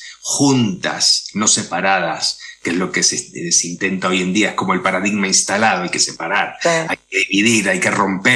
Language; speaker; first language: Spanish; native; Spanish